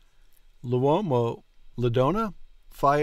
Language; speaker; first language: Italian; non-native, learner; English